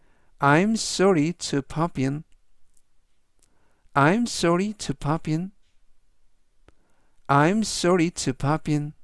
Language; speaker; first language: English; non-native, fluent; Korean